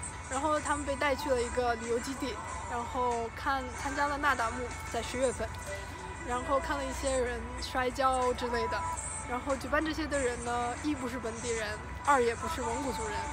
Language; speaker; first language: Chinese; non-native, local second language; Mongolian